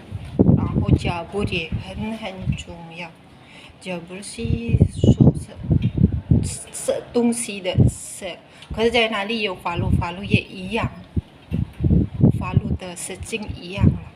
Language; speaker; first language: Chinese; early bilingual, heritage; Chinese